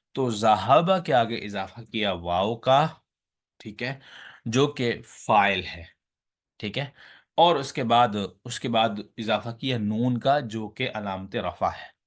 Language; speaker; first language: Urdu; native; Urdu